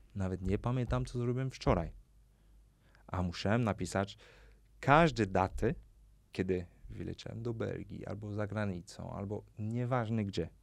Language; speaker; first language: Polish; non-native, fluent; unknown